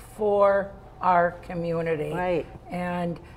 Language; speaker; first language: English; native; English